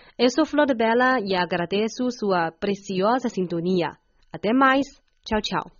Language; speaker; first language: Portuguese; non-native, fluent; Chinese